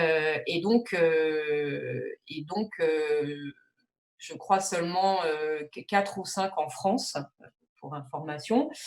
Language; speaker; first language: French; native; French